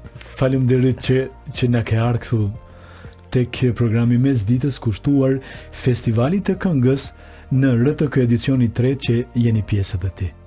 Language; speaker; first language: Albanian; native; Albanian